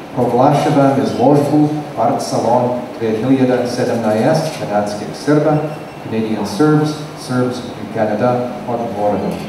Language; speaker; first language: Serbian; non-native, learner; English